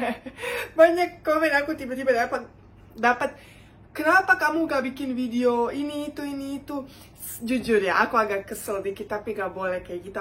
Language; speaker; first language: Indonesian; non-native, fluent; Bosnian